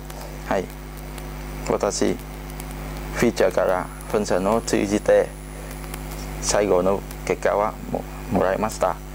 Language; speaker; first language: Japanese; non-native, learner; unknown